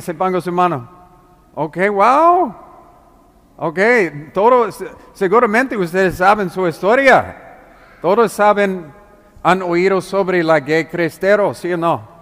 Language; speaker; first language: Spanish; non-native, fluent; English